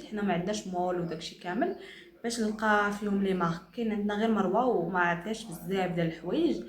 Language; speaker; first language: Arabic; native; Arabic